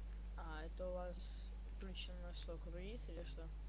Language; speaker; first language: Russian; native; Russian